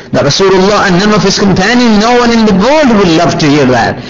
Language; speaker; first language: English; non-native, local second language; Malayalam